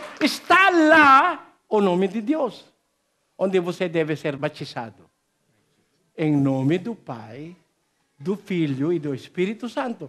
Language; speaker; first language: Portuguese; non-native, learner; Filipino